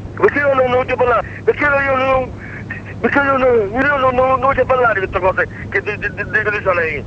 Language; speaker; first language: Italian; non-native, learner; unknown